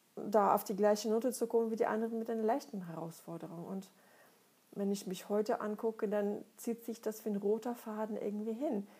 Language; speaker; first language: German; non-native, fluent; Russian